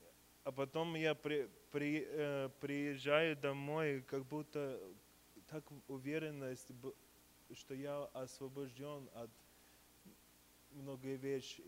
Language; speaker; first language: Russian; early bilingual, heritage; Russian